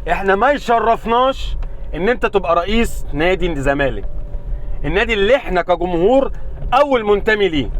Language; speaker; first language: Arabic; native; Arabic